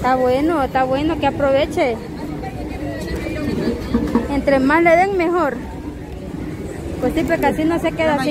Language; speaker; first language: Spanish; native; Spanish